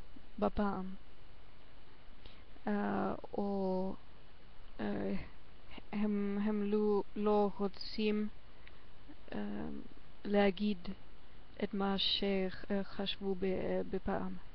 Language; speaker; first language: Hebrew; non-native, learner; German